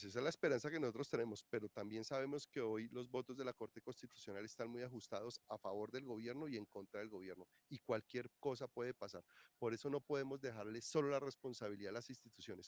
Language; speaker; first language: Spanish; native; Spanish